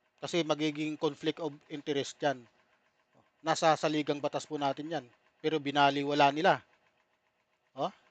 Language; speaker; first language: Filipino; native; Filipino